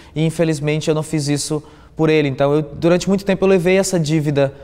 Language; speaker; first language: Portuguese; native; Portuguese